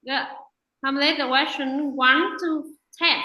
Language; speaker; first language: English; non-native, fluent; Vietnamese